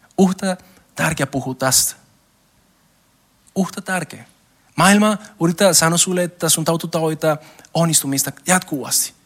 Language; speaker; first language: Finnish; non-native, learner; Spanish